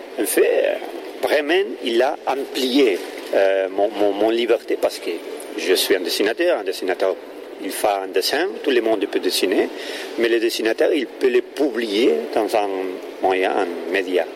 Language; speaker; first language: French; non-native, learner; Catalan